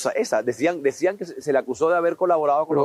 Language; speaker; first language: Spanish; native; Spanish